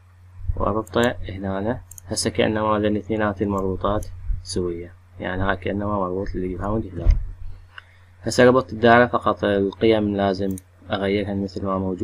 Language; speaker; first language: Arabic; native; Arabic